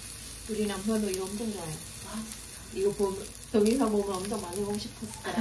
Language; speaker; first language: Korean; non-native, fluent; Vietnamese